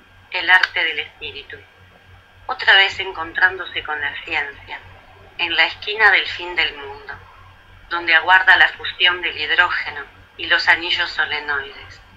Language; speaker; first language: Spanish; native; Spanish